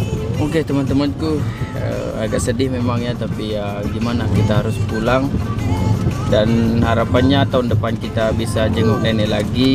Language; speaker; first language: Indonesian; non-native, local second language; Sasak